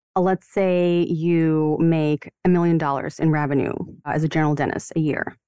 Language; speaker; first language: English; non-native, fluent; Ukrainian